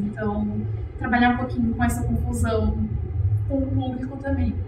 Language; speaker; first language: Portuguese; native; Portuguese